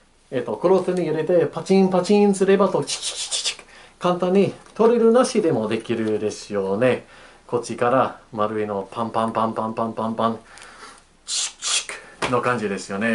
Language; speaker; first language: Japanese; non-native, learner; English